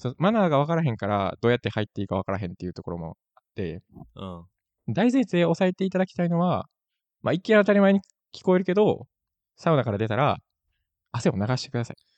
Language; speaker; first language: Japanese; native; Japanese